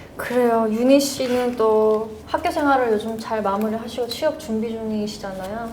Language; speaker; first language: Korean; native; Korean